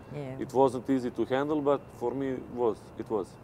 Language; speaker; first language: English; non-native, fluent; Serbian